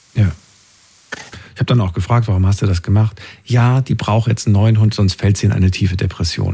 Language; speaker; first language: German; native; German